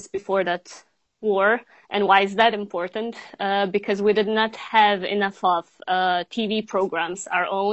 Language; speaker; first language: English; non-native, fluent; Bosnian